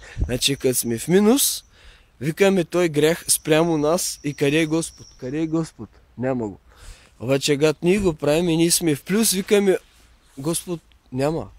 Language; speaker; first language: Bulgarian; native; Bulgarian